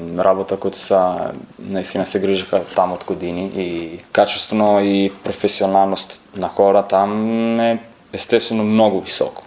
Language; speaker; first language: Bulgarian; non-native, fluent; Italian